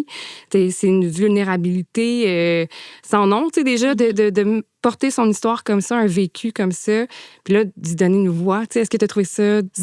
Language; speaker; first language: French; native; French